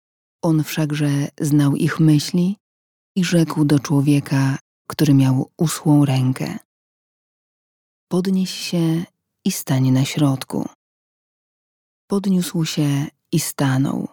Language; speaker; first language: Polish; native; Polish